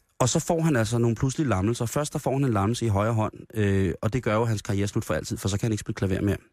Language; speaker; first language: Danish; native; Danish